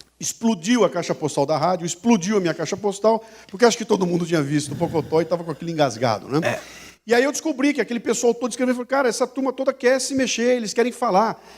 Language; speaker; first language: Portuguese; native; Portuguese